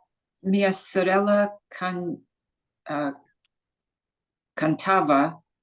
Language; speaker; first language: Italian; non-native, learner; English